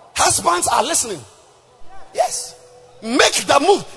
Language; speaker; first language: English; non-native, local second language; Akan